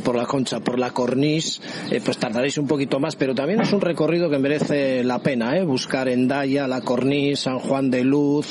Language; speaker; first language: Spanish; native; Spanish